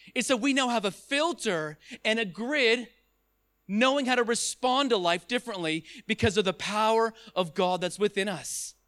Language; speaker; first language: English; native; English